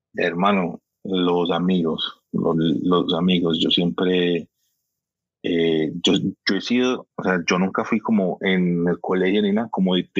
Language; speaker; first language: Spanish; early bilingual, heritage; Spanish